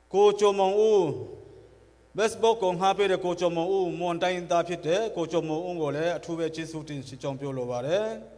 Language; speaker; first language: Burmese; non-native, local second language; Hakha Chin